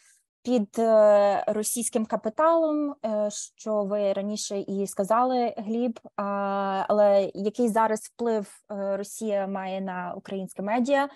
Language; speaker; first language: Ukrainian; early bilingual, heritage; Ukrainian